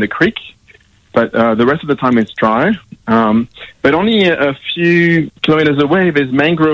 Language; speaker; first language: English; non-native, fluent; French